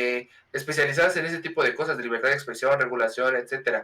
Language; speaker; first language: Spanish; native; Spanish